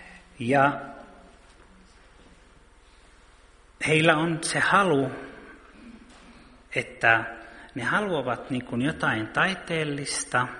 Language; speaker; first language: Finnish; early bilingual, heritage; Finnish